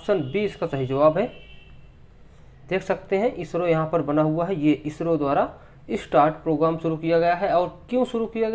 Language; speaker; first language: Hindi; native; Hindi